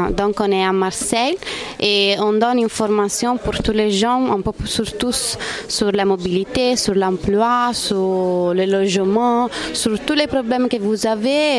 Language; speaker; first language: French; non-native, fluent; Italian